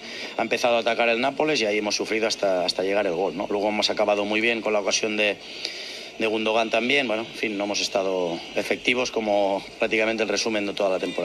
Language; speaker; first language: Spanish; native; Spanish